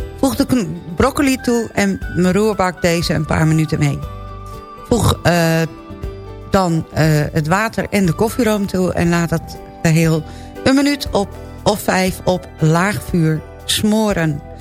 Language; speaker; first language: Dutch; native; Dutch